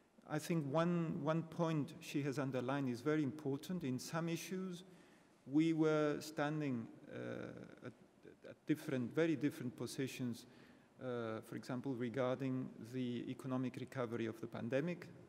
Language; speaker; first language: English; non-native, fluent; Spanish